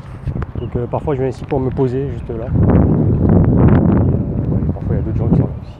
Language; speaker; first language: French; native; French